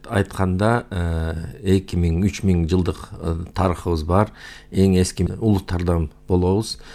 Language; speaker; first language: Kyrgyz; non-native, local second language; Uyghur